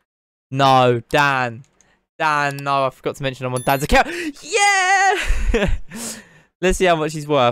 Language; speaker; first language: English; native; English